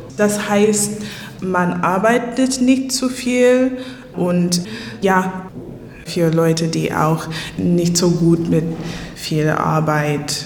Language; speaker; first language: German; non-native, fluent; English